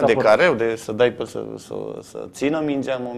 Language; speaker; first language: Romanian; native; Romanian